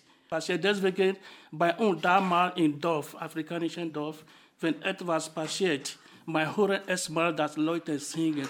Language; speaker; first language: German; non-native, fluent; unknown